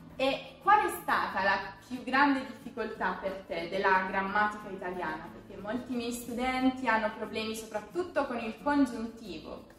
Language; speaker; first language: Italian; native; Italian